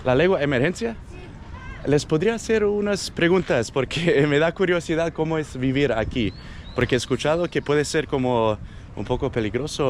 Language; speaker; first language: Spanish; non-native, learner; English